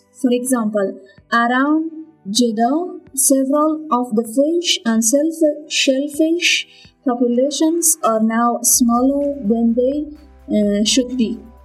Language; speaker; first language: English; non-native, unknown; Persian